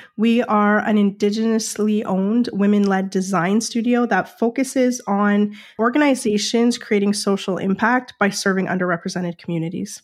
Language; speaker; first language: English; native; English